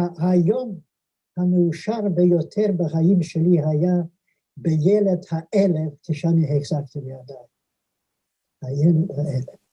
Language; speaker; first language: Hebrew; non-native, fluent; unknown